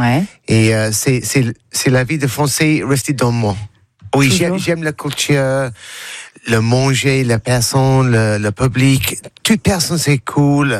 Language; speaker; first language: French; non-native, learner; English